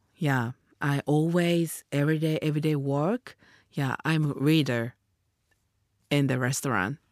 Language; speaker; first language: English; non-native, learner; Japanese